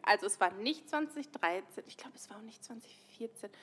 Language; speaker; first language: German; native; German